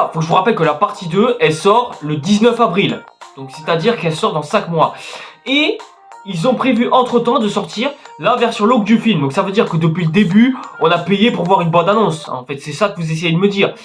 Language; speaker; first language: French; native; French